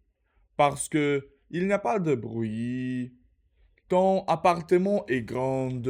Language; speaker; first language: French; non-native, learner; Russian